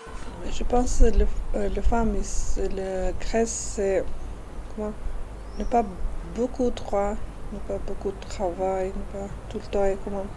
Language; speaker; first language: French; non-native, learner; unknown